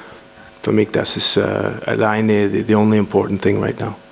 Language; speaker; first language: German; non-native, learner; English